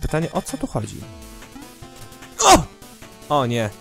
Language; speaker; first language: Polish; native; Polish